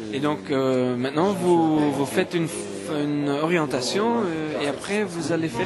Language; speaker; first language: French; non-native, local second language; Dutch